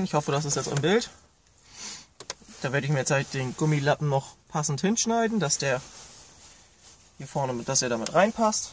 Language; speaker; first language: German; native; German